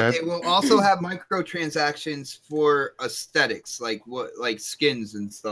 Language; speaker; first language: English; native; English